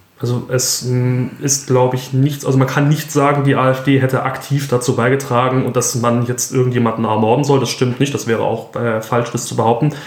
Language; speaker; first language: German; native; German